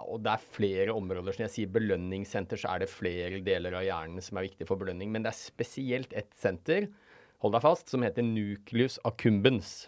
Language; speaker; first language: Norwegian; native; Norwegian